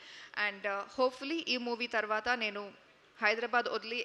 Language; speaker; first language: Telugu; non-native, fluent; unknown